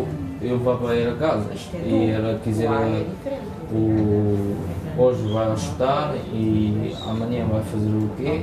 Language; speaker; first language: Portuguese; non-native, learner; Chinese